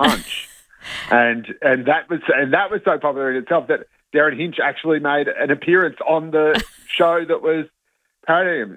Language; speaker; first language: English; native; English